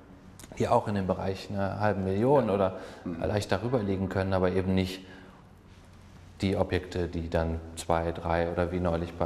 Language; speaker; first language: German; native; German